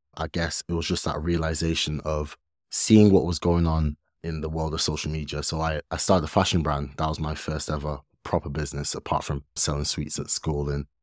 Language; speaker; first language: English; early bilingual, other home language; Yoruba